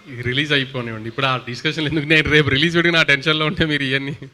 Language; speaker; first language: Telugu; native; Telugu